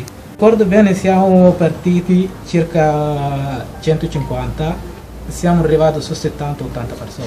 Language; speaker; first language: Italian; non-native, fluent; Arabic